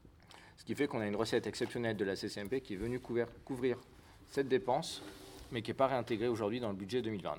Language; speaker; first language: French; native; French